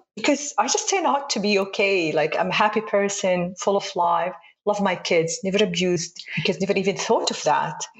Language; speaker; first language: English; non-native, fluent; Arabic